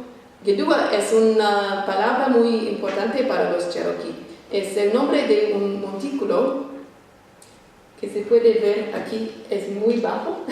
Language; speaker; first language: Spanish; non-native, fluent; English